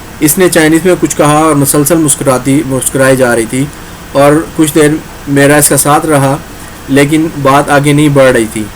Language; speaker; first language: Urdu; non-native, local second language; Punjabi